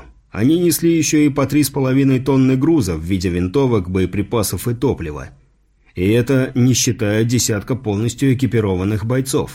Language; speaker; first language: Russian; native; Russian